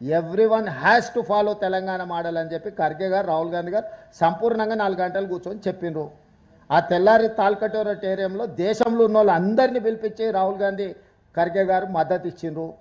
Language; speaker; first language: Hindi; non-native, local second language; Telugu